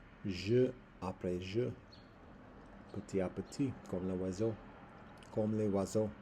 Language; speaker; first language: French; non-native, learner; English